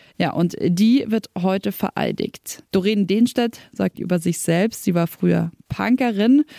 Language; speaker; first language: German; native; German